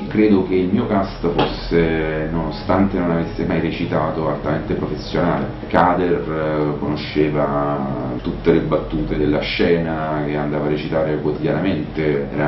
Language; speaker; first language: Italian; native; Italian